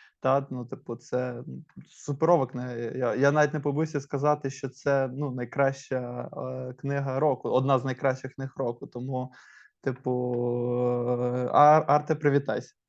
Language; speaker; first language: Ukrainian; native; Ukrainian